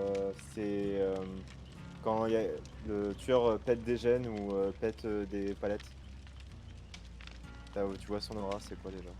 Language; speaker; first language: French; native; French